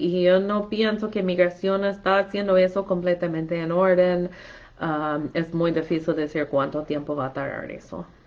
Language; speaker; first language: Spanish; non-native, fluent; English